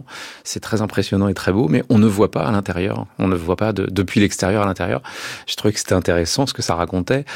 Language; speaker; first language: French; native; French